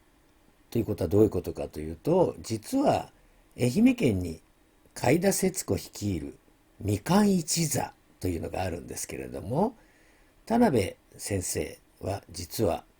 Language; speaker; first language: Japanese; native; Japanese